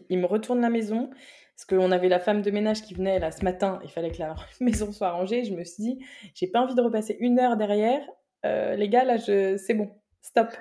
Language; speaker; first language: French; native; French